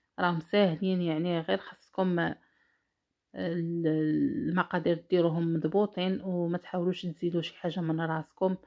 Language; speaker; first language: Arabic; native; Arabic